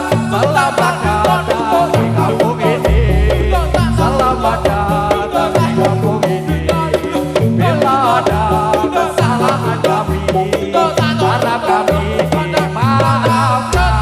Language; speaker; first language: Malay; non-native, local second language; Javanese